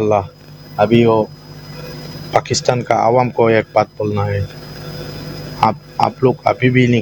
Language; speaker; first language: Hindi; non-native, fluent; Bangla